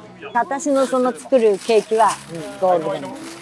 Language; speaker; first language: Japanese; native; Japanese